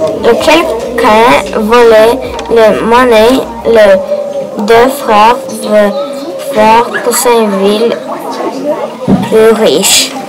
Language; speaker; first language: French; non-native, learner; English